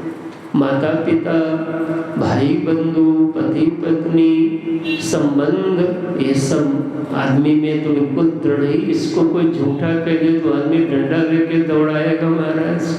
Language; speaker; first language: Hindi; native; Hindi